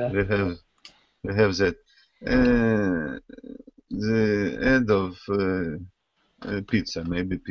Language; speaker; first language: English; non-native, learner; Russian